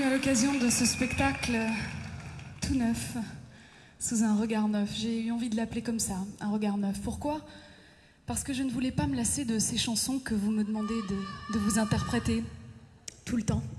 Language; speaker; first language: French; native; French